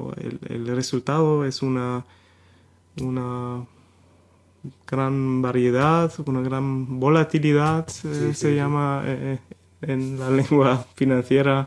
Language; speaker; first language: Spanish; non-native, fluent; German